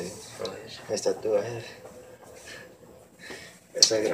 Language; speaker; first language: Spanish; early bilingual, heritage; Spanish